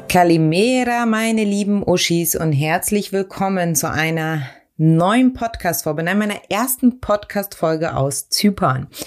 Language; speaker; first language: German; early bilingual, other home language; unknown